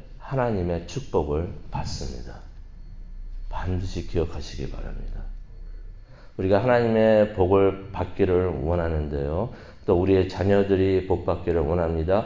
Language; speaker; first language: Korean; native; Korean